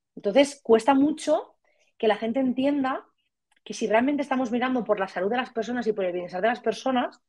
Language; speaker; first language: Spanish; native; Spanish